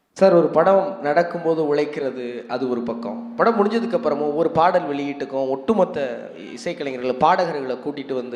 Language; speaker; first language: Tamil; native; Tamil